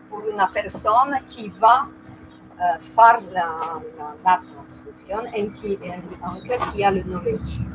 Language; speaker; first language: Italian; non-native, learner; French